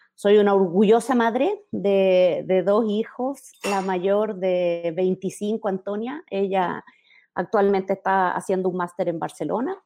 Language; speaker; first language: Spanish; native; Spanish